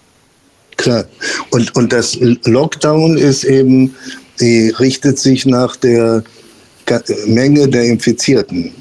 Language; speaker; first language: German; non-native, fluent; Spanish